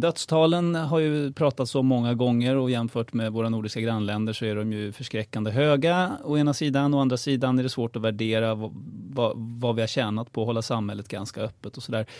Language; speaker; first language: Swedish; native; Swedish